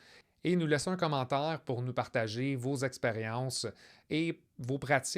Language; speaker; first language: French; native; French